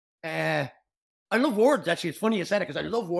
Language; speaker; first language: English; native; English